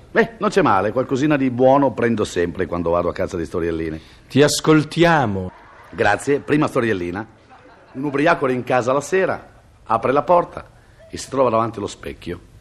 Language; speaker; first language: Italian; native; Italian